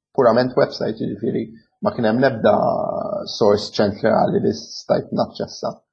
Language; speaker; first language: Maltese; early bilingual, other home language; English